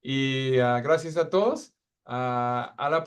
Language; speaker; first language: Spanish; non-native, fluent; English